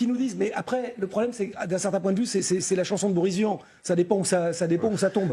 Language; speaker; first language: French; native; French